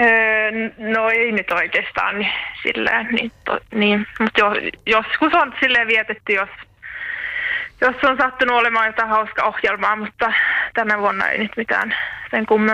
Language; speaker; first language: Finnish; native; Finnish